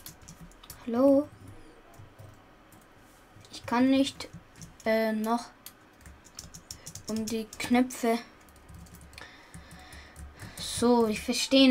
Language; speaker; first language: German; early bilingual, other home language; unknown